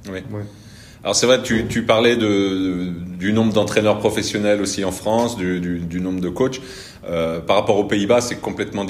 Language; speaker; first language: French; native; French